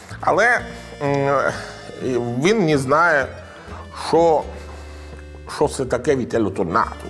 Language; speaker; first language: Ukrainian; non-native, learner; Italian